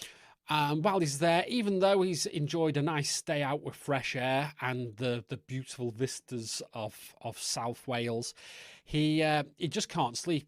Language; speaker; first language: English; native; English